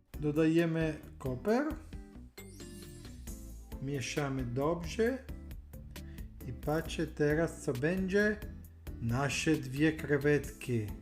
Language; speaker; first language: Polish; non-native, learner; Italian